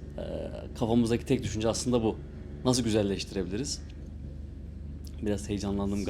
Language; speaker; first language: Turkish; native; Turkish